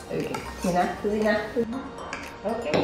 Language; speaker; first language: Chinese; non-native, learner; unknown